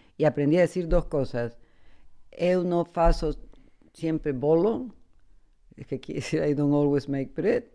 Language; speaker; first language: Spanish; native; Spanish